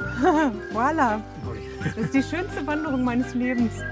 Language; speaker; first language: German; native; German